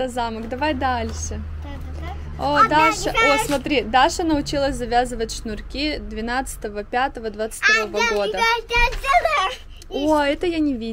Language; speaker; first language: Russian; native; Russian